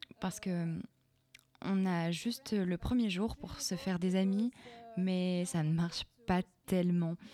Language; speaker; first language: French; non-native, fluent; Ukrainian